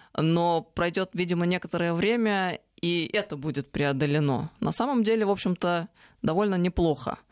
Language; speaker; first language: Russian; native; Russian